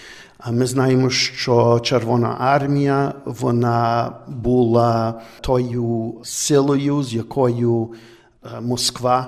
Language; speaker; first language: Ukrainian; early bilingual, heritage; Ukrainian